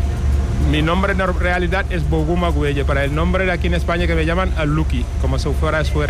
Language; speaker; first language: Spanish; non-native, learner; Wolof